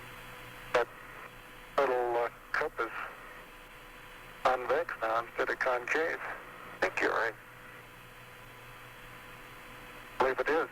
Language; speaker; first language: English; native; English